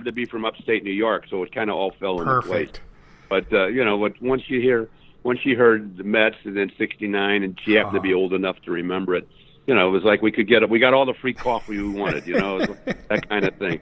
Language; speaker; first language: English; native; English